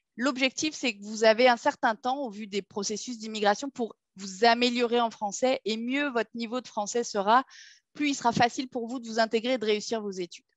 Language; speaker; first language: French; native; French